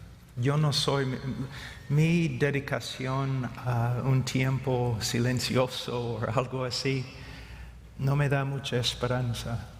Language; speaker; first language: Spanish; non-native, fluent; English